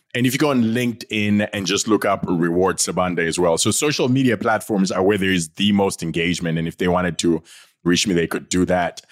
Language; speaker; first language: English; non-native, local second language; North Ndebele